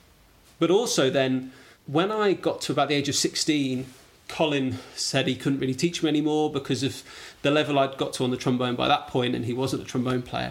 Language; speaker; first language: English; native; English